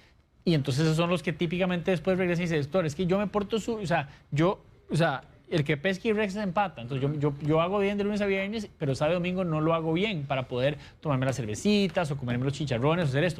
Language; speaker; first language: Spanish; native; Spanish